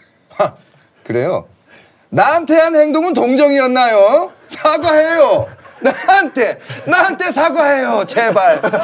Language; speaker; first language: Korean; early bilingual, heritage; Korean